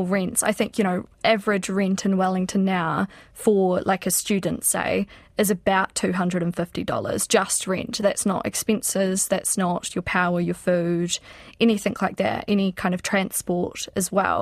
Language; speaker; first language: English; native; English